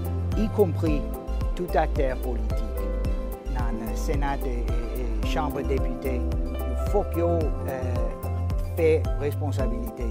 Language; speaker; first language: Haitian Creole; non-native, fluent; English